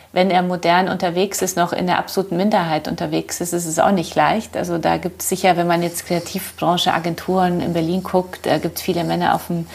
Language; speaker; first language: German; early bilingual, other home language; Polish